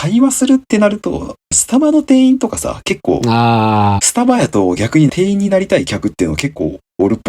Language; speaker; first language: Japanese; native; Japanese